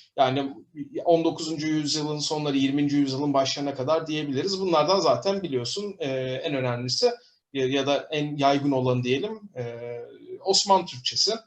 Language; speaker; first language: Turkish; native; Turkish